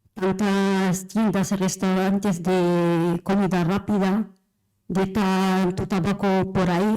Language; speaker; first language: Spanish; non-native, fluent; Arabic